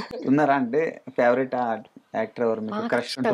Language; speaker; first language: Telugu; native; Telugu